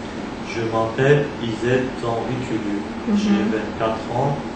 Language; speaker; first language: French; early bilingual, other home language; Turkish